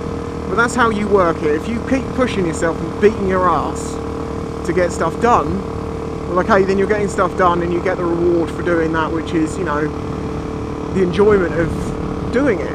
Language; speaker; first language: English; native; English